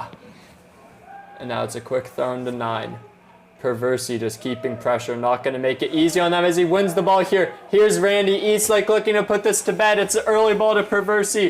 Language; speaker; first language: English; native; English